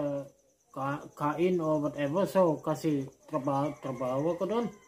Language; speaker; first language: Filipino; non-native, learner; German